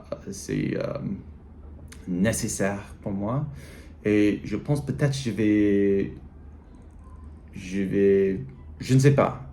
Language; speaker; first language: French; non-native, learner; English